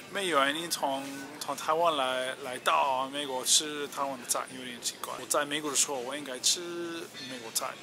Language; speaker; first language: Chinese; non-native, learner; English